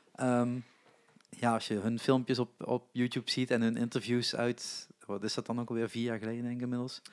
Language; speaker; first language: Dutch; native; Dutch